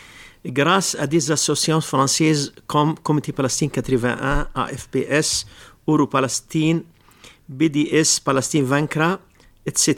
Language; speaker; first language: French; non-native, local second language; Arabic